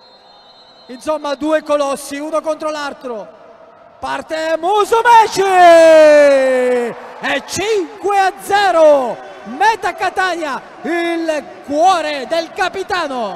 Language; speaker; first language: Italian; native; Italian